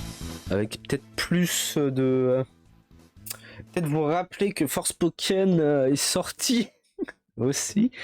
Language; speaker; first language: French; native; French